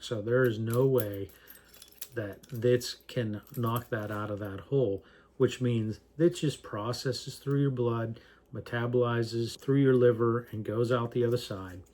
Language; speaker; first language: English; native; English